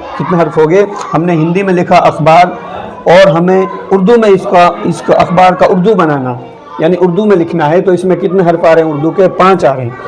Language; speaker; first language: Urdu; native; Urdu